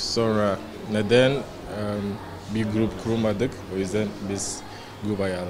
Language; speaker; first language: Turkish; non-native, learner; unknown